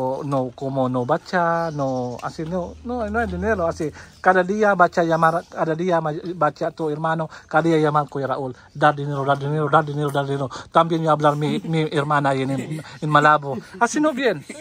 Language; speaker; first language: Spanish; non-native, learner; Filipino